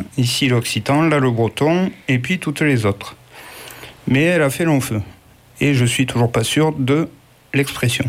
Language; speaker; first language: French; native; French